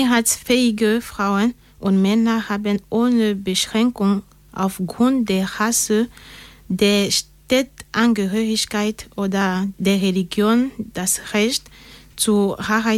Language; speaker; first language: German; non-native, learner; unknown